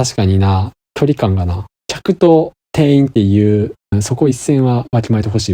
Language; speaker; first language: Japanese; native; Japanese